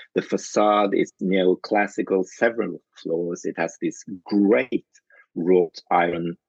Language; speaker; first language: English; non-native, fluent; Norwegian